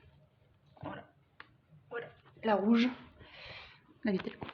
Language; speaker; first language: French; native; French